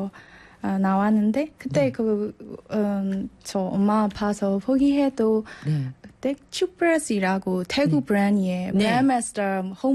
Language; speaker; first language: Korean; non-native, learner; Burmese